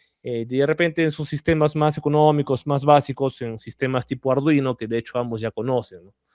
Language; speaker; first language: Spanish; native; Spanish